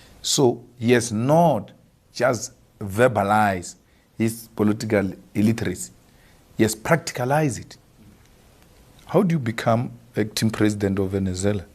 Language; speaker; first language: English; non-native, local second language; Northern Sotho